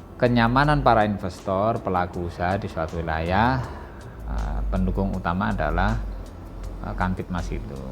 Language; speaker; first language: Indonesian; native; Indonesian